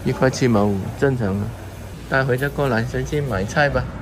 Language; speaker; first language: Chinese; non-native, local second language; Cantonese